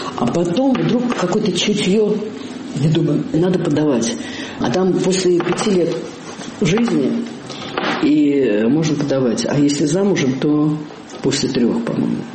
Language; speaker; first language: Russian; native; Russian